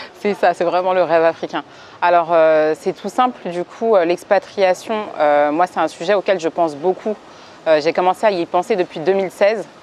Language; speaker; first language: French; native; French